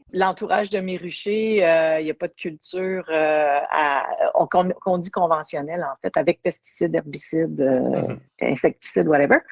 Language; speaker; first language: French; native; French